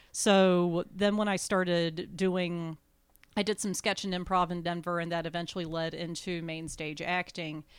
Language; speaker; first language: English; native; English